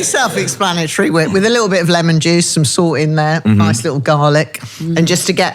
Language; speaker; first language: English; native; English